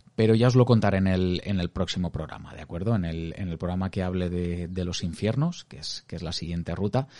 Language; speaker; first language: Spanish; native; Spanish